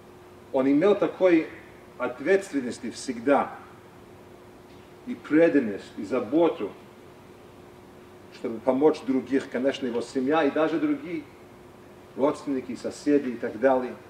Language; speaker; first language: Russian; non-native, fluent; English